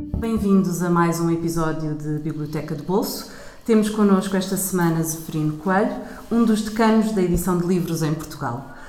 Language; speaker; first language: Portuguese; native; Portuguese